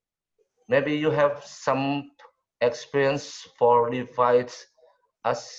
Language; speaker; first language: English; non-native, learner; Indonesian